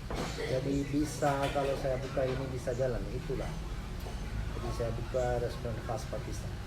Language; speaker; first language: Indonesian; non-native, learner; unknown